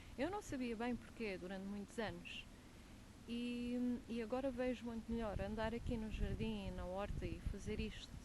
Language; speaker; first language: Portuguese; native; Portuguese